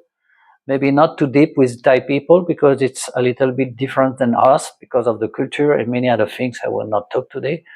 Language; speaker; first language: English; non-native, learner; French